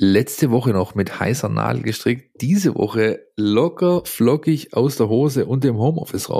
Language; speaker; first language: German; native; German